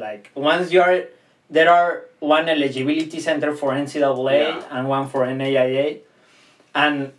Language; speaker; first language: English; non-native, fluent; Spanish